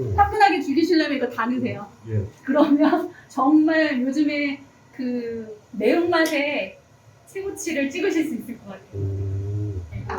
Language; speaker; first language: Korean; early bilingual, heritage; Korean